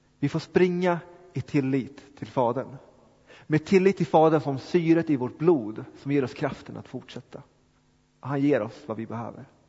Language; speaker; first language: Swedish; native; Swedish